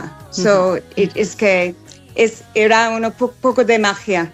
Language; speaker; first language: Spanish; non-native, fluent; English